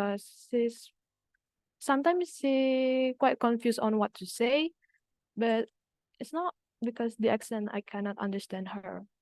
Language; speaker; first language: English; non-native, learner; Indonesian